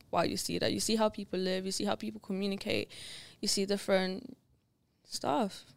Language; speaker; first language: English; non-native, fluent; Lithuanian